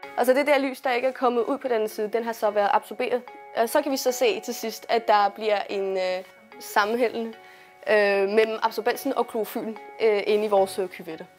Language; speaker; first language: Danish; early bilingual, heritage; Danish